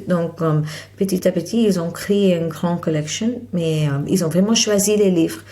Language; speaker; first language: French; non-native, fluent; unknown